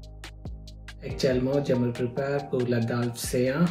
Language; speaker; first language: French; non-native, fluent; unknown